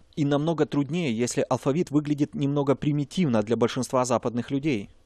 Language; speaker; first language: Russian; native; Russian